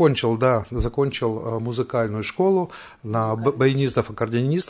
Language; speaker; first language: Russian; native; Russian